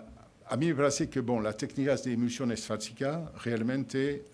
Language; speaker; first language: Spanish; non-native, fluent; French